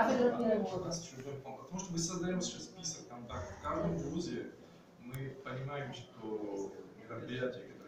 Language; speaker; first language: Russian; non-native, fluent; French